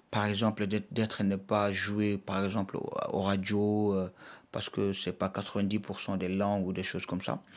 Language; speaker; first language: French; non-native, local second language; Bambara